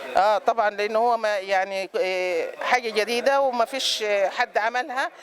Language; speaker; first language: Egyptian Arabic; native; Egyptian Arabic